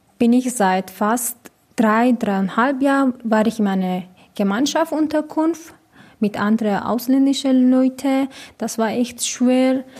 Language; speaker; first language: German; non-native, learner; Persian